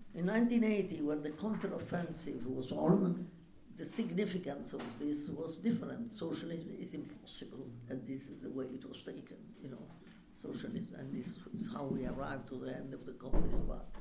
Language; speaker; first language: English; non-native, fluent; Italian